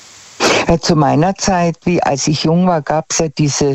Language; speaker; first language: German; native; German